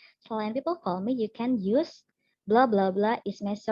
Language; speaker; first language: English; non-native, learner; Indonesian